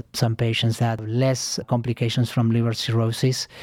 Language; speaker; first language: English; non-native, fluent; Spanish